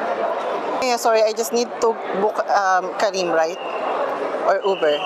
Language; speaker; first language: English; non-native, local second language; Filipino